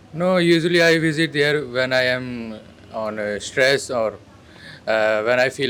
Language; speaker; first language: English; non-native, learner; Hindi